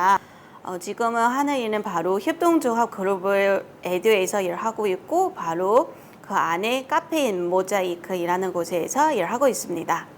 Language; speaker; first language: Korean; non-native, learner; Chinese